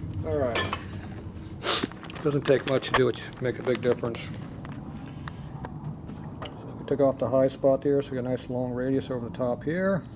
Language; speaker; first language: English; native; English